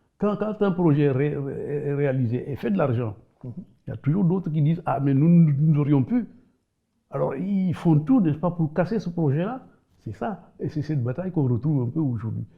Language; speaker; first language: French; non-native, local second language; Wolof